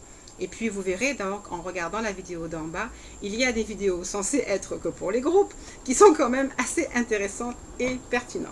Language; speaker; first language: French; native; French